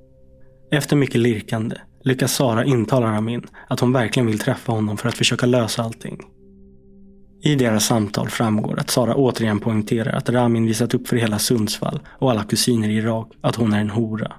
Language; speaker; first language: Swedish; native; Swedish